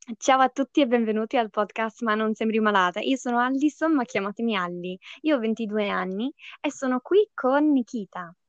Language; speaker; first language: Italian; early bilingual, other home language; English